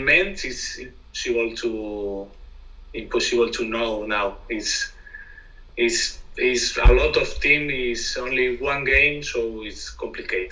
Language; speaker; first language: English; non-native, learner; Spanish